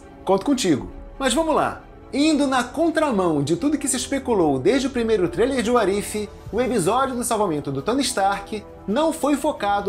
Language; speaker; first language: Portuguese; native; Portuguese